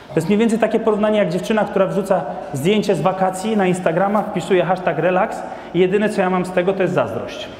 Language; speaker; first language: Polish; non-native, fluent; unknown